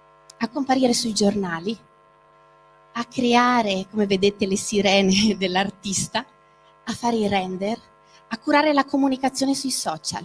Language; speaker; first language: Italian; native; Italian